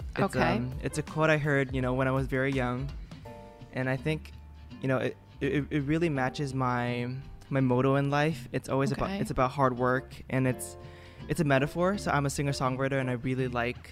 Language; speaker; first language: English; non-native, fluent; Vietnamese